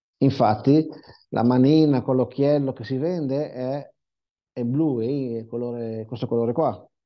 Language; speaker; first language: Italian; non-native, fluent; Hebrew